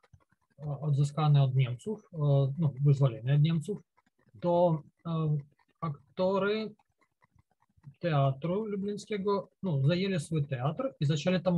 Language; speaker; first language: Polish; non-native, learner; Ukrainian